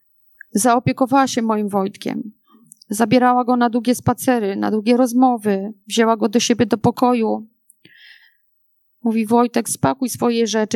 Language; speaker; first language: Polish; native; Polish